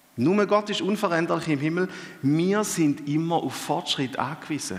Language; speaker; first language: German; native; German